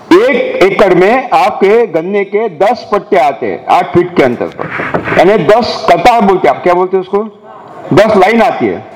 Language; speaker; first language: Hindi; non-native, local second language; Marathi